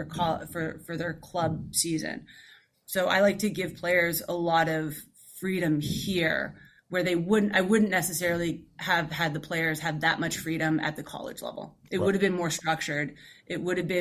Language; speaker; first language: English; native; English